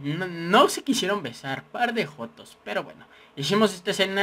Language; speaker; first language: Spanish; native; Spanish